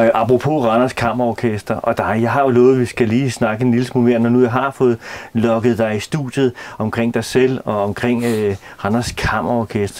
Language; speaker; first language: Danish; native; Danish